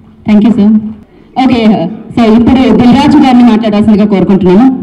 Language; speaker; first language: Telugu; native; Telugu